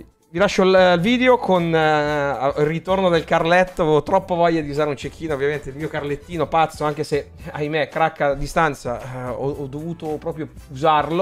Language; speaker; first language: Italian; native; Italian